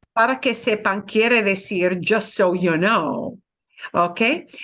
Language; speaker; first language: Spanish; non-native, fluent; English